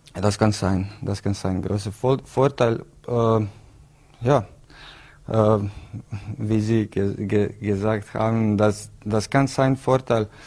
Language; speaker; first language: German; non-native, learner; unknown